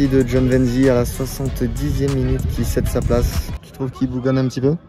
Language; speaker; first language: French; native; French